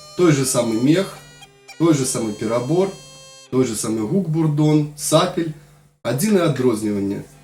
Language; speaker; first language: Belarusian; native; Belarusian